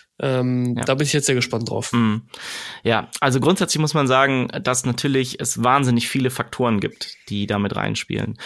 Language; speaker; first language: German; native; German